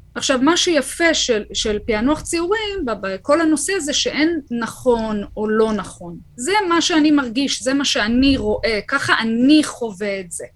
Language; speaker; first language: Hebrew; native; Hebrew